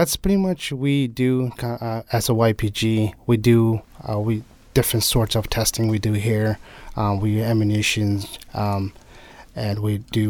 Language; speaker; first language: English; non-native, local second language; Nepali